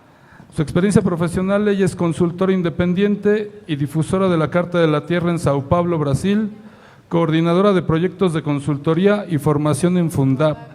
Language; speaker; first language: Spanish; native; Spanish